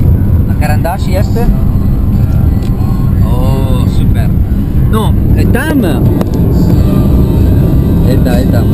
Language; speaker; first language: Russian; non-native, learner; Italian